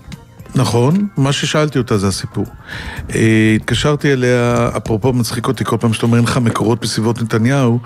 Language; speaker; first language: Hebrew; native; Hebrew